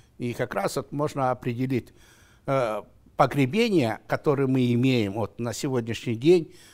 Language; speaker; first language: Russian; non-native, local second language; Kazakh